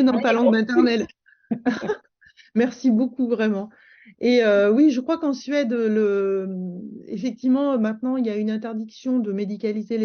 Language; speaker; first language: French; native; French